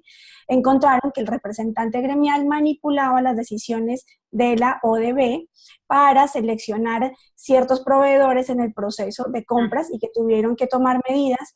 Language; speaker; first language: Spanish; native; Spanish